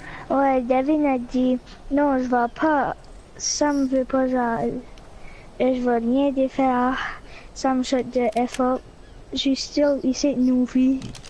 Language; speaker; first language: French; early bilingual, heritage; French